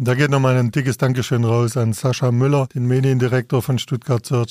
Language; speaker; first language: German; native; German